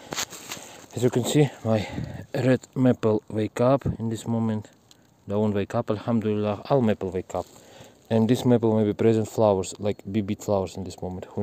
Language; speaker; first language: English; non-native, learner; Russian